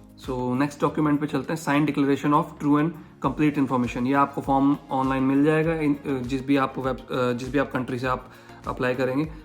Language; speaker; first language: Hindi; native; Hindi